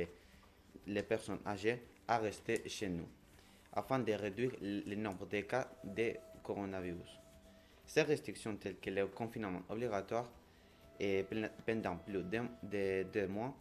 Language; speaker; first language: French; non-native, learner; Spanish